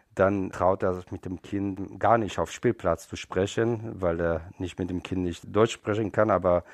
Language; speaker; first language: German; non-native, fluent; Hebrew